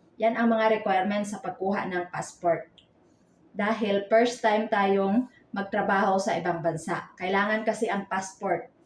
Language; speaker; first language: Filipino; non-native, local second language; Cebuano